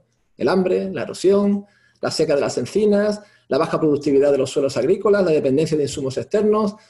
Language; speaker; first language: Spanish; native; Spanish